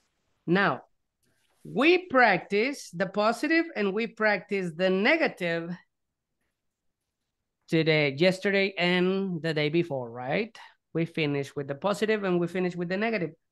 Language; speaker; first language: English; non-native, fluent; Spanish